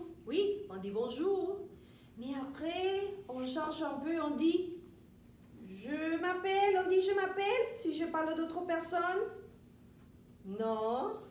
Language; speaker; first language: French; non-native, fluent; Spanish